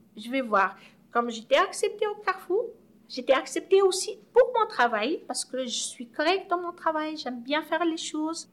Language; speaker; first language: French; non-native, local second language; Arabic